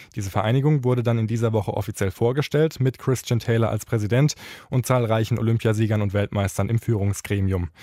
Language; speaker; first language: German; native; German